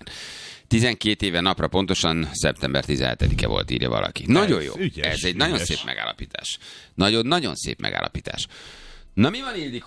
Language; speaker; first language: Hungarian; native; Hungarian